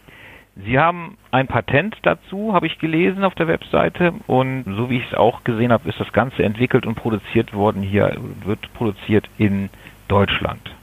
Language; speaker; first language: German; native; German